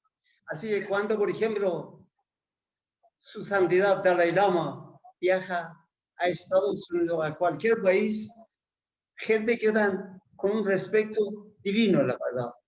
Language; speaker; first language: Spanish; non-native, learner; Persian